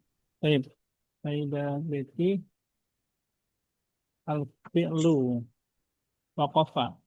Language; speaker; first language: Arabic; non-native, fluent; Indonesian